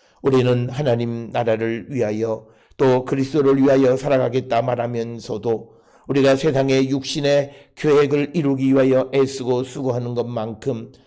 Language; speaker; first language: Korean; native; Korean